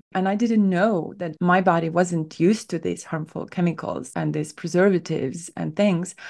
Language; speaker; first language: English; non-native, fluent; Estonian